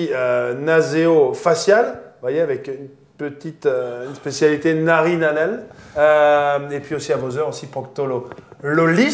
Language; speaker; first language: French; native; French